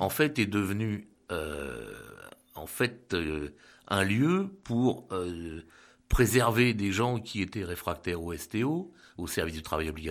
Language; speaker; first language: French; native; French